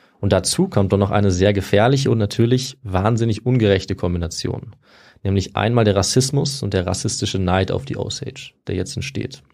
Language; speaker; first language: German; native; German